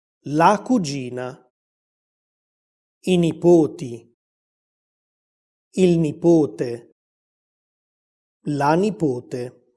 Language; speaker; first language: Italian; native; Italian